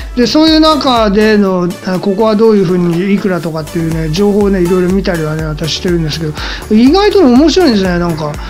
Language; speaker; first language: Japanese; native; Japanese